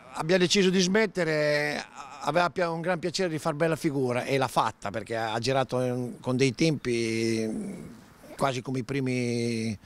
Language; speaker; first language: Italian; native; Italian